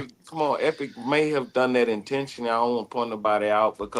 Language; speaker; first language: English; native; English